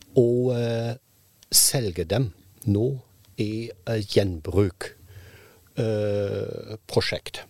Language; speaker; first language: Norwegian; non-native, fluent; German